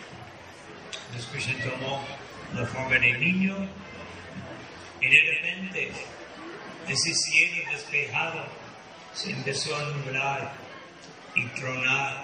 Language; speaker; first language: Spanish; non-native, fluent; Portuguese